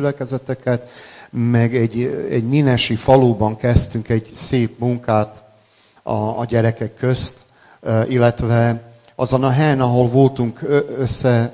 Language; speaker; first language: Hungarian; non-native, local second language; Serbian